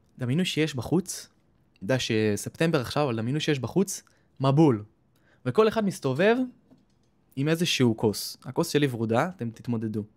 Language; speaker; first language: Hebrew; native; Hebrew